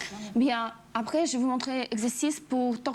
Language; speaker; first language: French; non-native, learner; Russian